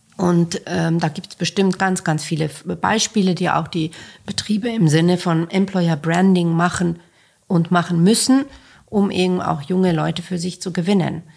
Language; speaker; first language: German; non-native, fluent; Finnish